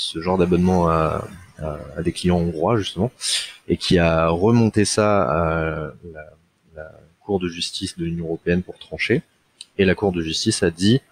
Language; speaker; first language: French; native; French